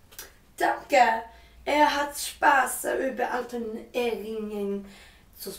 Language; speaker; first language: German; non-native, learner; Swedish